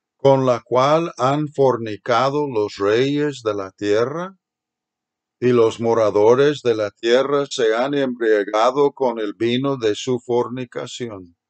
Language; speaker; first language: Spanish; non-native, fluent; English